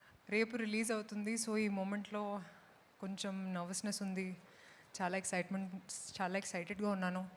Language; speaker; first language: Telugu; non-native, fluent; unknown